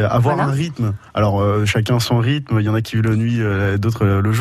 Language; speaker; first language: French; native; French